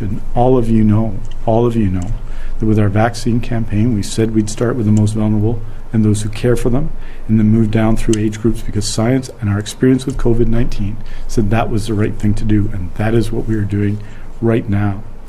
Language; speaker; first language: English; native; English